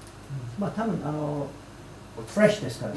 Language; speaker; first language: Japanese; non-native, learner; English